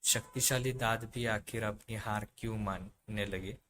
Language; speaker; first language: Hindi; non-native, local second language; Marathi